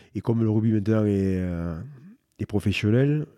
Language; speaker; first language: French; native; French